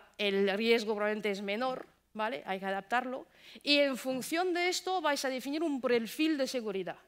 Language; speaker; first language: Spanish; non-native, fluent; French